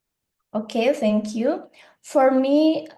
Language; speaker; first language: English; non-native, learner; Indonesian